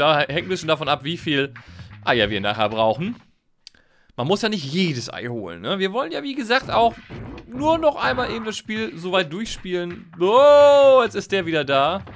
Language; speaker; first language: German; native; German